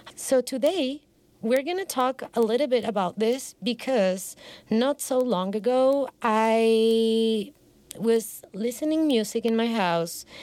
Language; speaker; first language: English; non-native, fluent; Spanish